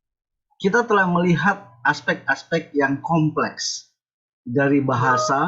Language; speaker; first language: Indonesian; native; Indonesian